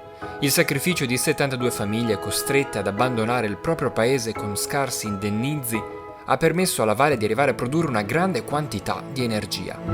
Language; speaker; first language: Italian; native; Italian